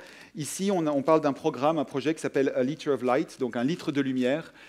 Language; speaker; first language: French; native; French